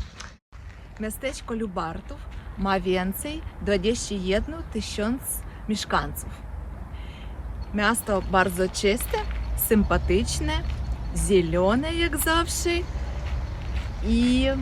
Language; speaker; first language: Polish; non-native, fluent; Russian